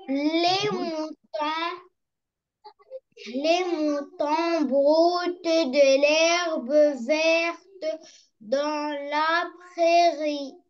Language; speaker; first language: French; non-native, learner; Arabic